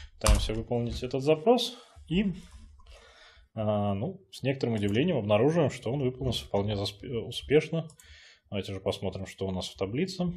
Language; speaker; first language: Russian; native; Russian